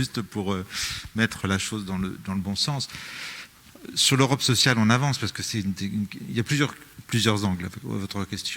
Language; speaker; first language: French; native; French